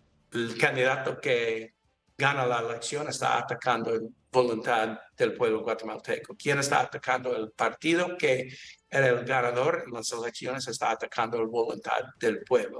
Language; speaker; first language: Spanish; non-native, learner; English